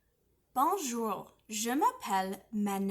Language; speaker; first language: French; non-native, fluent; English